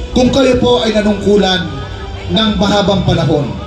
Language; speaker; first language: Filipino; native; Filipino